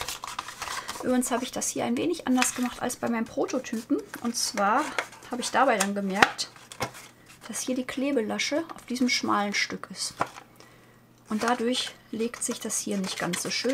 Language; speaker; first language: German; native; German